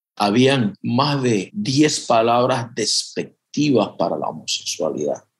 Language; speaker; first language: Spanish; native; Spanish